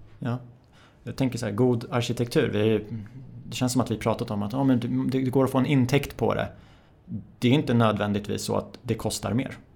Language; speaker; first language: Swedish; early bilingual, other home language; Persian